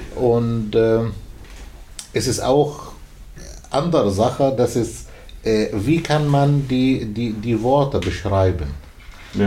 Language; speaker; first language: German; non-native, learner; Arabic